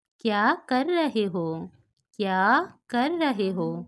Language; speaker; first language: Hindi; non-native, local second language; Telugu